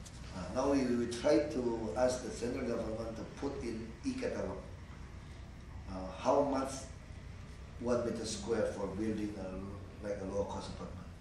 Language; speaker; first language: English; non-native, learner; Indonesian